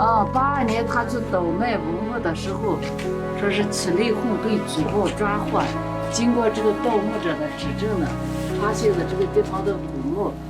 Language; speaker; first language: Chinese; native; Chinese